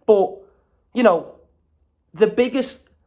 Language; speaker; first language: English; native; English